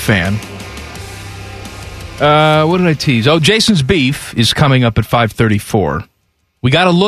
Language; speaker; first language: English; native; English